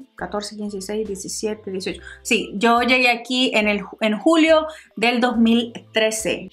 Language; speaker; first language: Spanish; native; Spanish